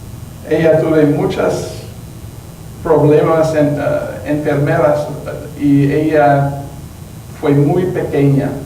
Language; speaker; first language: Spanish; non-native, learner; English